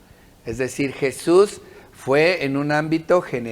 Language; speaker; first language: Spanish; native; Spanish